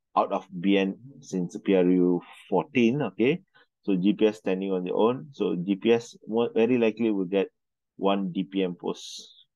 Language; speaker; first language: English; non-native, local second language; Malay